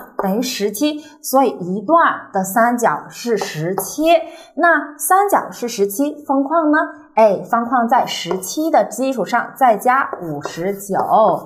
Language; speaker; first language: Chinese; native; Chinese